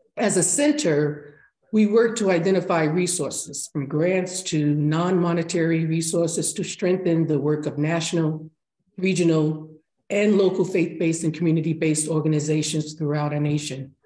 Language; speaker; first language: English; native; English